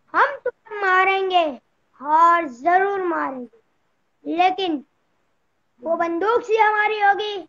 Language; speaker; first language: Hindi; non-native, local second language; Gujarati